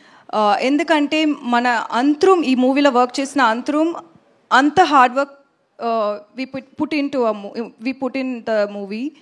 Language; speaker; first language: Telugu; non-native, learner; Tamil